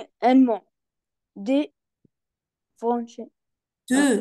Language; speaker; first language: French; non-native, learner; Arabic